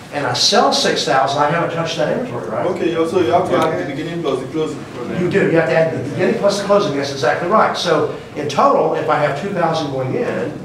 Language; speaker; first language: English; native; English